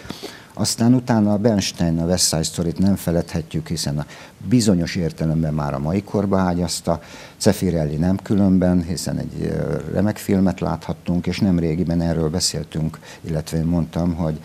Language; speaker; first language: Hungarian; native; Hungarian